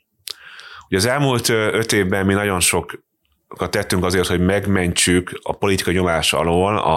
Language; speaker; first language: Hungarian; native; Hungarian